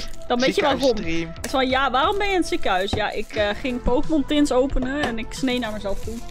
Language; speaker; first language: Dutch; native; Dutch